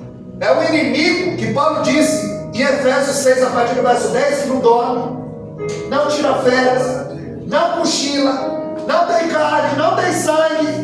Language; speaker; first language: Portuguese; native; Portuguese